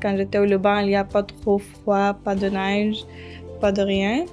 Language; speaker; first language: French; early bilingual, other home language; Arabic